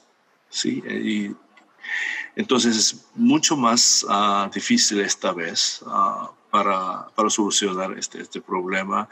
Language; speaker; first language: Spanish; non-native, fluent; Korean